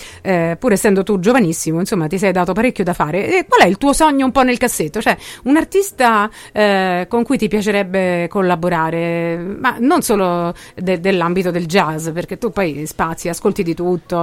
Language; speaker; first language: Italian; native; Italian